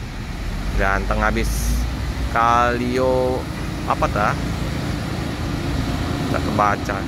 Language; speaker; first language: Indonesian; native; Indonesian